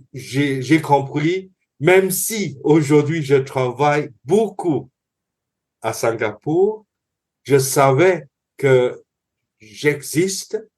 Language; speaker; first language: French; non-native, fluent; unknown